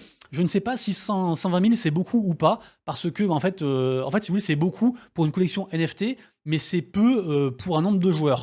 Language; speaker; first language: French; native; French